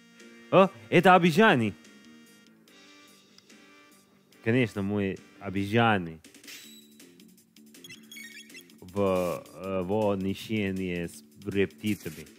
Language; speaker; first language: Russian; non-native, learner; English